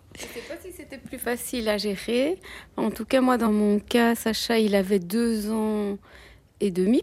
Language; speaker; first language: French; native; French